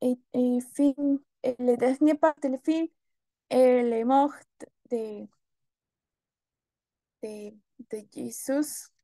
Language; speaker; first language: French; non-native, learner; Spanish